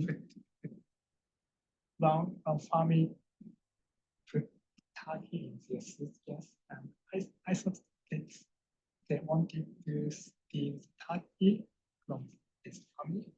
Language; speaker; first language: English; non-native, fluent; Japanese